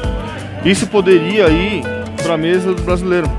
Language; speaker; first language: Portuguese; native; Portuguese